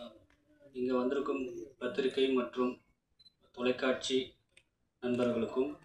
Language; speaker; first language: Tamil; native; Tamil